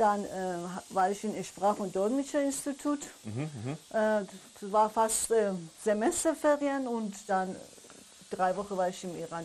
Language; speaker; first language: German; non-native, learner; Persian